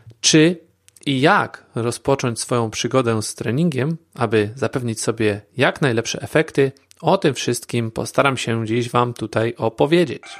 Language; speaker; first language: Polish; native; Polish